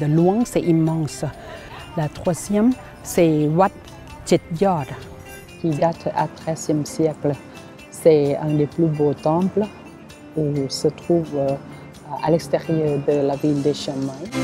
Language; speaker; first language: French; non-native, learner; Thai